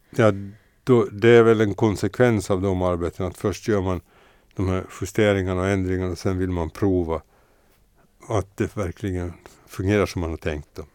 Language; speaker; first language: Swedish; native; Swedish